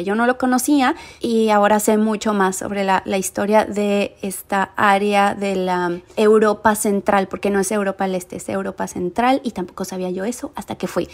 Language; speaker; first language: Spanish; native; Spanish